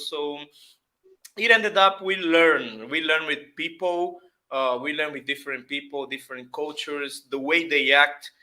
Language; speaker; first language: English; non-native, fluent; Portuguese